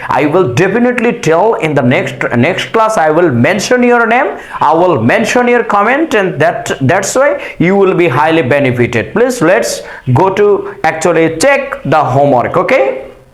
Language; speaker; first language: English; non-native, local second language; Bangla